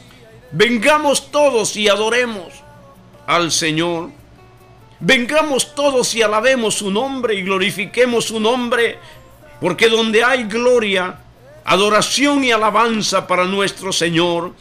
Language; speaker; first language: Spanish; native; Spanish